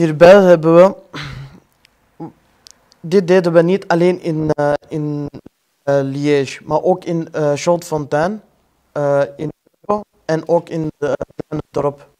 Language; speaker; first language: Dutch; non-native, fluent; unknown